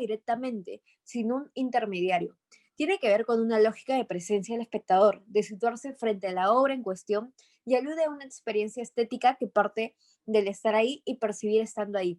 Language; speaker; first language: Spanish; native; Spanish